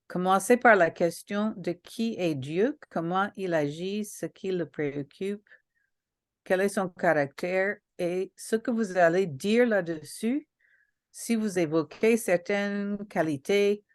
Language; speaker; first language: French; non-native, local second language; Haitian Creole